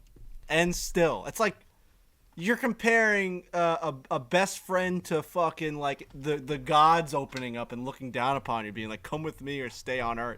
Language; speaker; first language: English; native; English